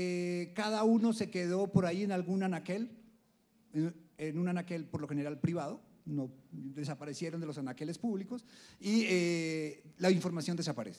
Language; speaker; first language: Spanish; native; Spanish